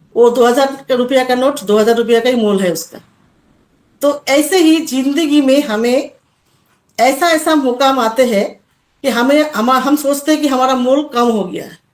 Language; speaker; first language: Hindi; non-native, local second language; Assamese